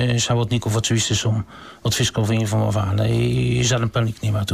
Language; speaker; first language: Polish; non-native, learner; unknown